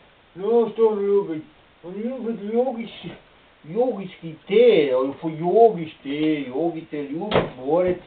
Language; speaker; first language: Russian; non-native, learner; Czech